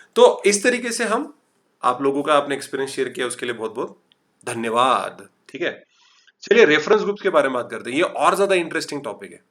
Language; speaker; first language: Hindi; non-native, local second language; Marathi